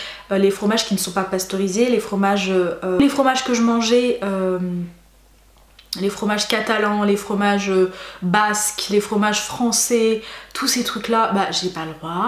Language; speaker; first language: French; native; French